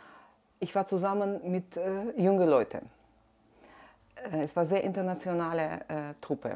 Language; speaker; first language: German; non-native, fluent; Russian